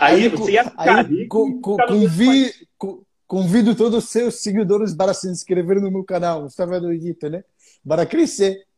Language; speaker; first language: Portuguese; non-native, fluent; Arabic